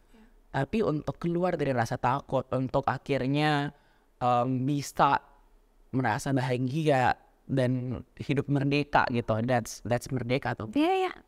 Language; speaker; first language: Indonesian; native; Indonesian